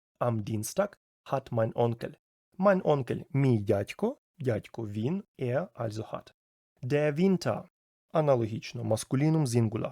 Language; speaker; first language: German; non-native, fluent; Ukrainian